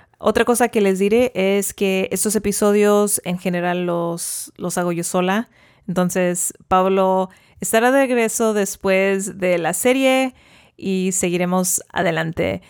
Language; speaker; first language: Spanish; early bilingual, heritage; Spanish